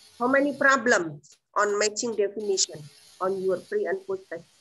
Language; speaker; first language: English; non-native, fluent; Indonesian